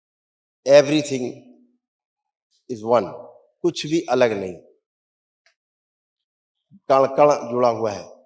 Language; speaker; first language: Hindi; native; Hindi